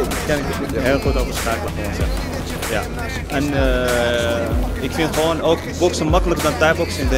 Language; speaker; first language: Dutch; non-native, learner; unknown